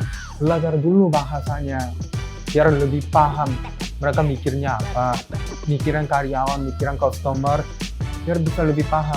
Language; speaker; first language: Indonesian; early bilingual, other home language; Korean